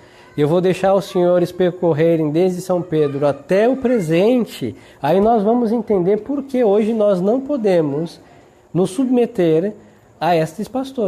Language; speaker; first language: Portuguese; native; Portuguese